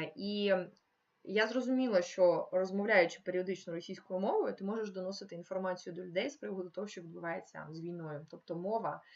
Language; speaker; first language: Ukrainian; non-native, local second language; Russian